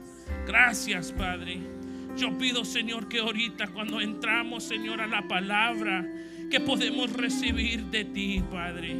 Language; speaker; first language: Spanish; early bilingual, heritage; Spanish